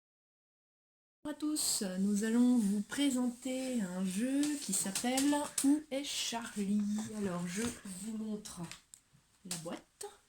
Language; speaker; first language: French; native; French